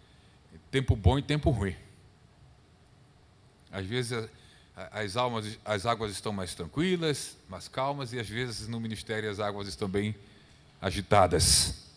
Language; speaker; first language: Portuguese; native; Portuguese